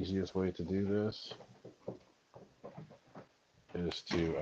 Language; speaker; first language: English; native; English